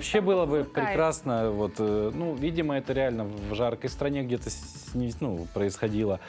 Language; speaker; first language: Russian; native; Russian